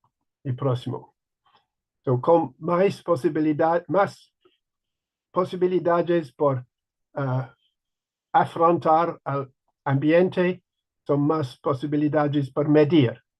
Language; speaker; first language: Spanish; non-native, learner; English